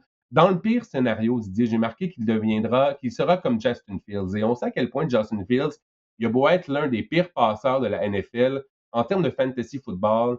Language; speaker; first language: French; native; French